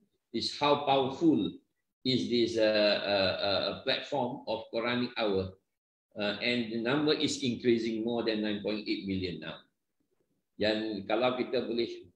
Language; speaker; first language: English; non-native, local second language; Malay